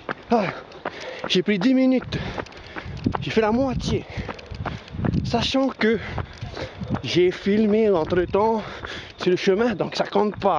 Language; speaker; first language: French; native; French